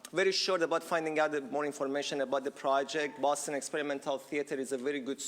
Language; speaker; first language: English; non-native, fluent; Persian